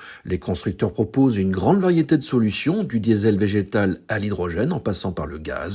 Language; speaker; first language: French; native; French